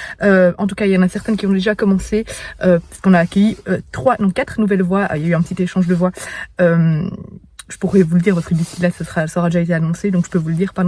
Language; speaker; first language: French; native; French